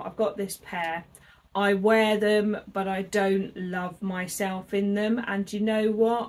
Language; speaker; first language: English; native; English